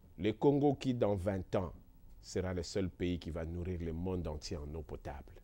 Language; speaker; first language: French; non-native, local second language; Kongo